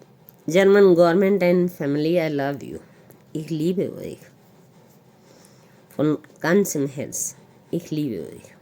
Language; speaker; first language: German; non-native, learner; Hindi